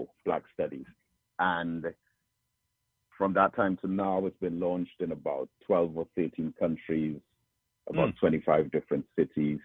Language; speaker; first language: English; native; English